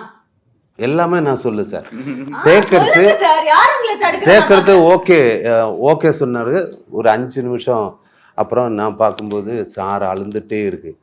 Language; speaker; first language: Tamil; non-native, learner; Malayalam